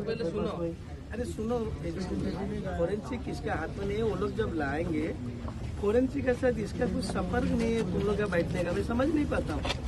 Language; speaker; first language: Hindi; non-native, local second language; Odia